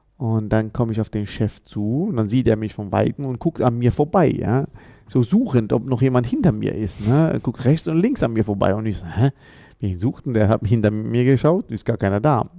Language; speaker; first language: German; early bilingual, other home language; Amharic